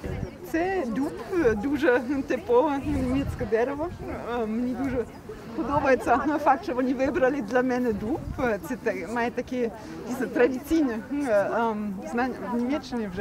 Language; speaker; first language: Ukrainian; non-native, learner; German